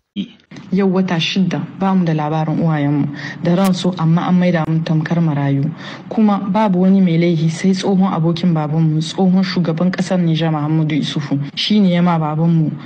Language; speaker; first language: Hausa; non-native, local second language; Arabic